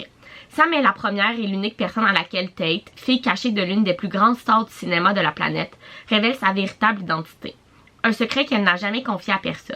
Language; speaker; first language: French; native; French